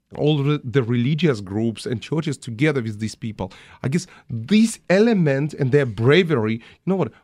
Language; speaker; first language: English; non-native, fluent; Russian